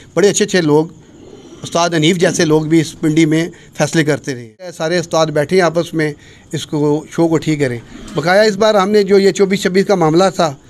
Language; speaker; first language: Urdu; native; Urdu